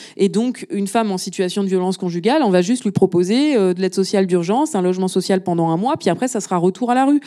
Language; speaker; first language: French; native; French